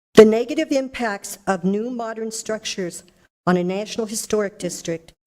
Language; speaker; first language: English; native; English